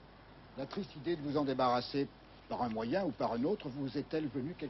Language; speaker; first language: French; native; French